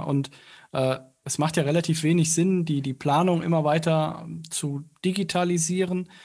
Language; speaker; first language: German; native; German